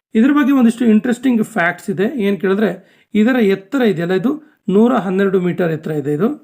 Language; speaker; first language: Kannada; native; Kannada